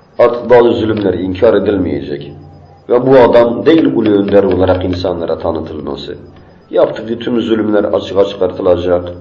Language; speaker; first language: Turkish; native; Turkish